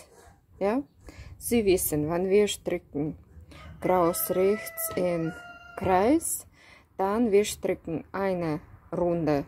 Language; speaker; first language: German; non-native, fluent; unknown